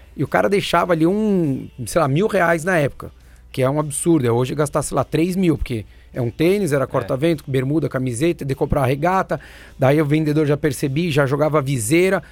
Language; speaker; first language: Portuguese; native; Portuguese